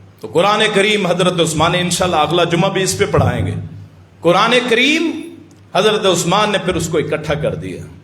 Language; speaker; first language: Urdu; non-native, local second language; Punjabi